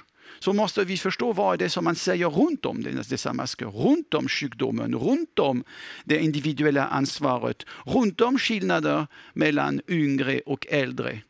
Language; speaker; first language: Swedish; non-native, fluent; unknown